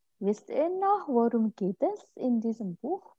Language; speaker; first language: German; non-native, fluent; Indonesian